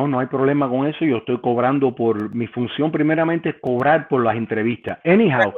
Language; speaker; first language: Spanish; native; Spanish